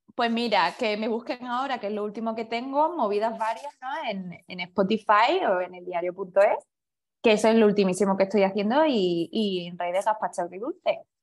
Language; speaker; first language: Spanish; early bilingual, other home language; Chinese